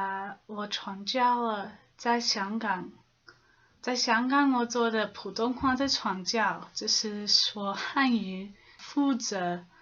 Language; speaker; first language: Chinese; non-native, fluent; English